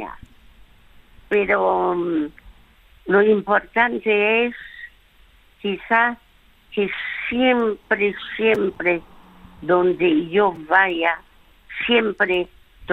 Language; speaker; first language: Spanish; early bilingual, other home language; French